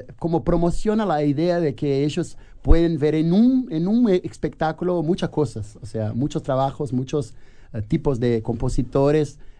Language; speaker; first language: Spanish; non-native, fluent; Portuguese